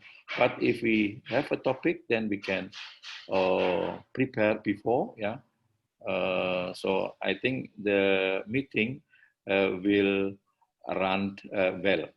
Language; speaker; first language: English; non-native, learner; Indonesian